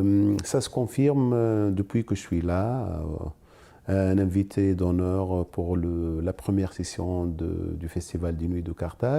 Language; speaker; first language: French; non-native, local second language; Arabic